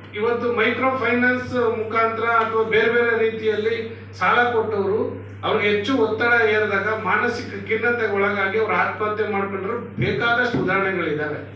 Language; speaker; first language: Kannada; native; Kannada